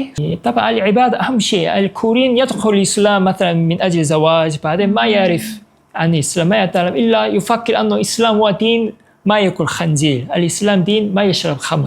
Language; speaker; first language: Arabic; non-native, fluent; Korean